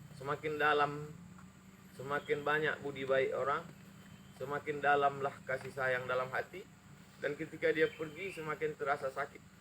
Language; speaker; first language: Indonesian; native; Indonesian